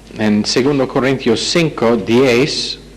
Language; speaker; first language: Spanish; non-native, fluent; English